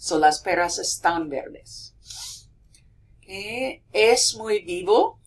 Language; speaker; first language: Spanish; non-native, fluent; English